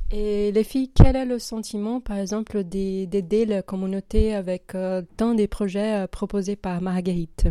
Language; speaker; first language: French; non-native, learner; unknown